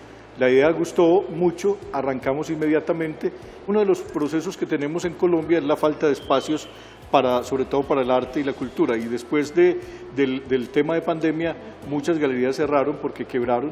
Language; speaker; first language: Spanish; native; Spanish